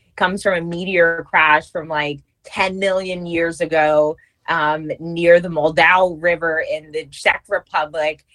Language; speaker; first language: English; native; English